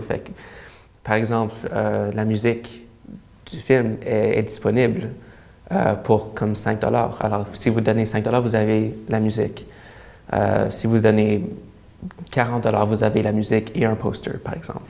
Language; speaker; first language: French; non-native, local second language; English